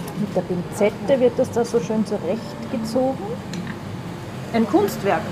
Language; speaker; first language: German; native; German